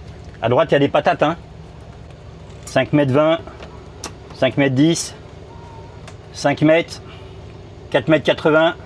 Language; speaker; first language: French; native; French